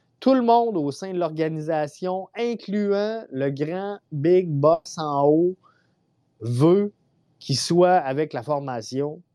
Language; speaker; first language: French; native; French